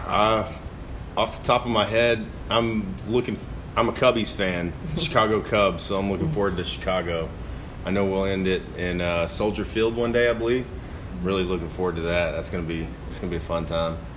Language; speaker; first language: English; native; English